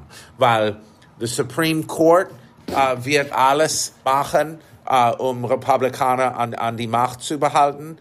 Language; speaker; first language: German; non-native, fluent; English